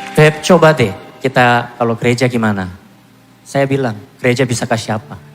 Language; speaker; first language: Indonesian; non-native, fluent; Korean